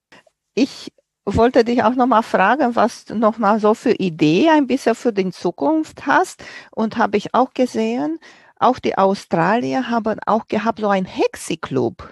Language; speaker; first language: German; non-native, fluent; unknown